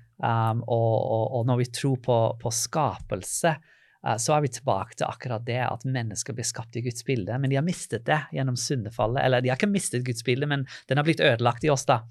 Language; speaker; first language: Norwegian; non-native, fluent; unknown